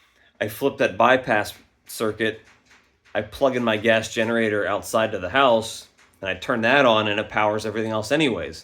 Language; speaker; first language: English; native; English